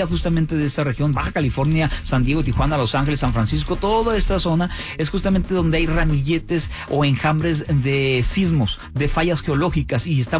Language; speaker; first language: Spanish; native; Spanish